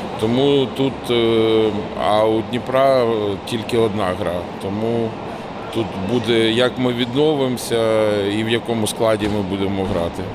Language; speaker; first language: Ukrainian; non-native, local second language; Russian